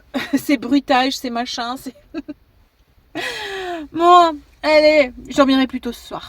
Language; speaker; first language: French; native; French